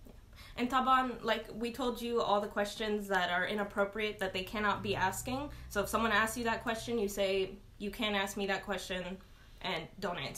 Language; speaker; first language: English; early bilingual, other home language; Arabic